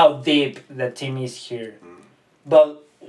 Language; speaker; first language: English; non-native, fluent; Spanish